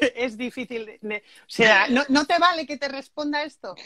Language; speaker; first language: Spanish; native; Spanish